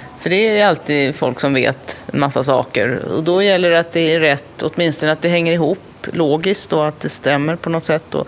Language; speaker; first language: Swedish; native; Swedish